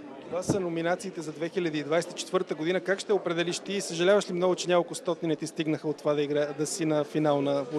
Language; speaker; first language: Bulgarian; native; Bulgarian